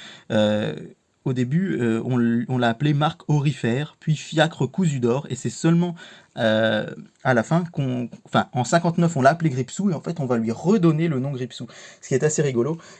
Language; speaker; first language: French; native; French